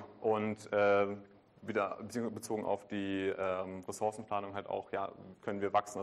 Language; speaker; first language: German; native; German